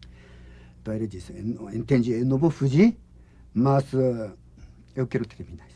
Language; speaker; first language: Portuguese; non-native, learner; Japanese